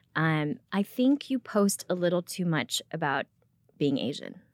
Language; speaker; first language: English; early bilingual, other home language; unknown